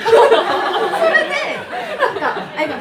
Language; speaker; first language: Japanese; non-native, learner; Korean